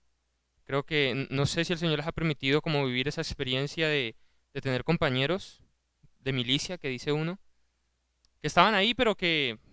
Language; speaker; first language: Spanish; native; Spanish